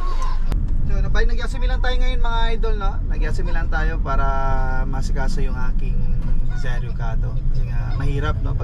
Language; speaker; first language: Filipino; native; Filipino